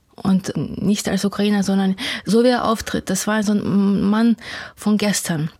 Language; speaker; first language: German; non-native, fluent; Russian